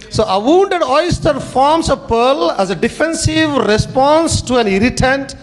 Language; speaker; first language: English; non-native, local second language; Telugu